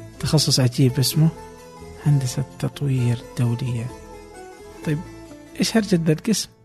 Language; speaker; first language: Arabic; native; Arabic